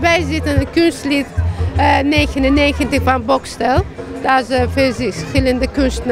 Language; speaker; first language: Dutch; non-native, learner; Azerbaijani